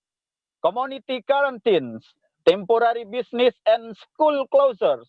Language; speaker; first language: English; non-native, local second language; Indonesian